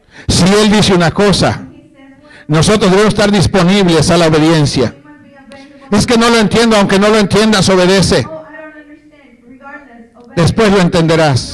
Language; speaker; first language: Spanish; native; Spanish